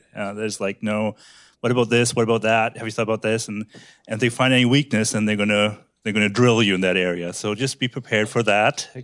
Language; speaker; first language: English; early bilingual, other home language; German